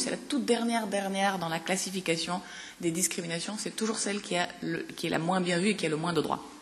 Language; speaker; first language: French; native; French